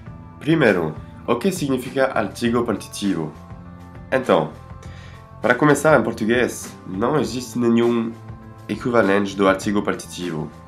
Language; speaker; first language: Portuguese; non-native, fluent; French